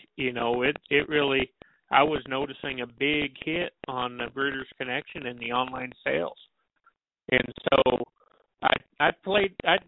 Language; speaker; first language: English; native; English